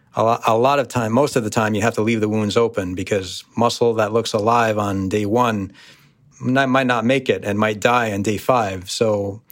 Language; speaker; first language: English; native; English